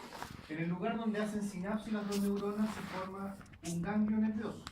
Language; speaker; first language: Spanish; native; Spanish